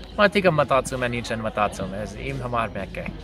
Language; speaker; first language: Armenian; non-native, learner; English